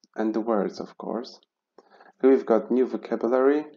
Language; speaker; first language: English; non-native, fluent; Polish